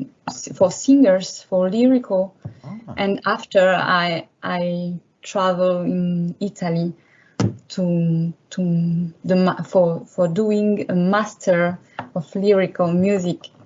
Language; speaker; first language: English; non-native, learner; French